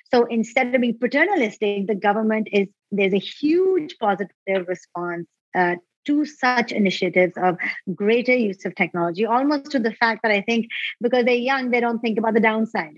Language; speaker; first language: English; non-native, local second language; Urdu